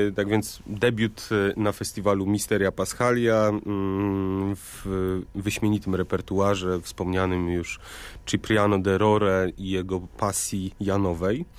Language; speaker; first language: Polish; native; Polish